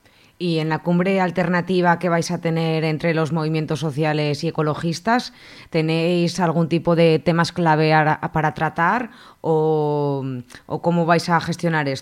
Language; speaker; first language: Spanish; native; Spanish